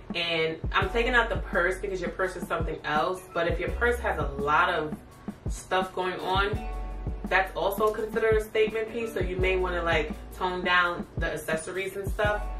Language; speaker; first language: English; native; English